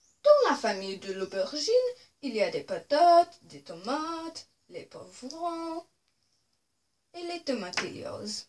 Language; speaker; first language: French; non-native, local second language; English